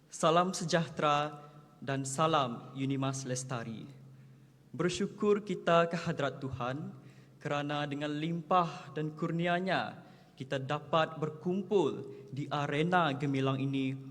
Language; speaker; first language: Malay; non-native, local second language; Iban